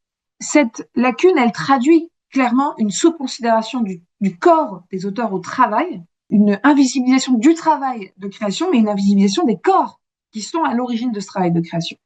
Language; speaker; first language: French; native; French